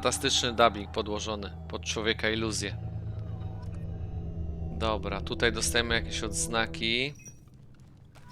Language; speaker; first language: Polish; native; Polish